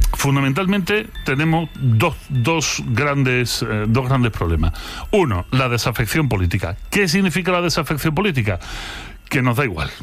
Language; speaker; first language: Spanish; native; Spanish